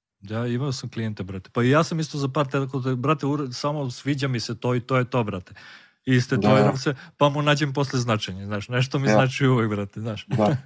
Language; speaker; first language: Serbian; native; Serbian